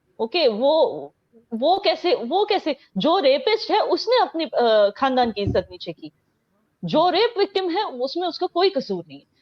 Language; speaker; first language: Hindi; non-native, local second language; Kashmiri